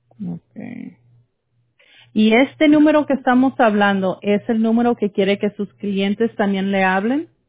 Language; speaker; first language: Spanish; early bilingual, heritage; Spanish